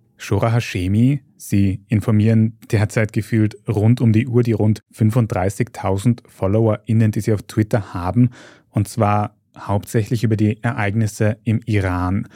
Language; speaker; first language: German; native; German